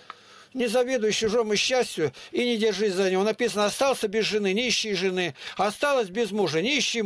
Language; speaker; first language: Russian; native; Russian